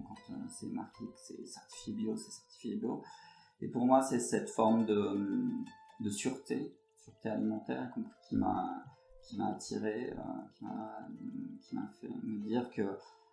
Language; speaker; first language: French; native; French